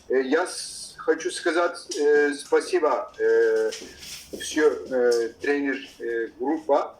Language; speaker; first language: Russian; non-native, learner; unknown